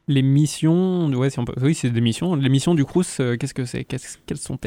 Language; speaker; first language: French; native; French